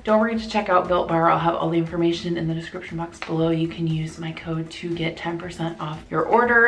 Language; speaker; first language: English; native; English